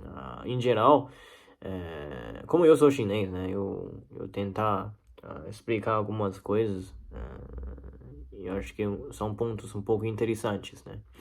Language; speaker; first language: Portuguese; non-native, learner; Chinese